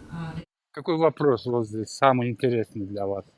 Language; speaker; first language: Russian; non-native, local second language; Kyrgyz